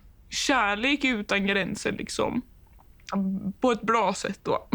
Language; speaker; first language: Swedish; native; Swedish